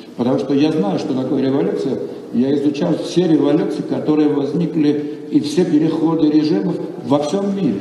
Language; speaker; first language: Russian; non-native, local second language; Armenian